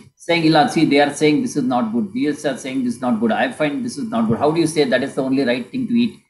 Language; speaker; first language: English; non-native, local second language; Kannada